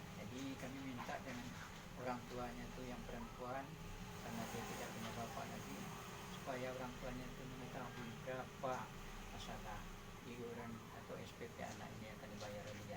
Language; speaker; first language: Indonesian; non-native, local second language; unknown